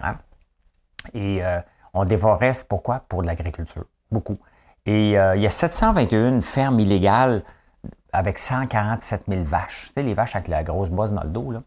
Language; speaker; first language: French; native; French